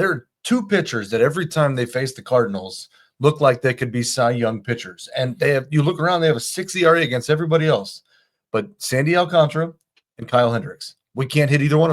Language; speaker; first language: English; native; English